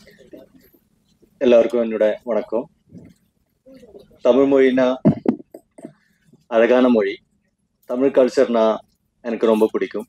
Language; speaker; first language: Tamil; non-native, fluent; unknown